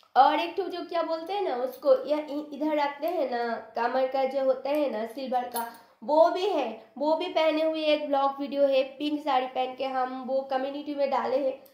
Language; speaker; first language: Hindi; non-native, local second language; Bangla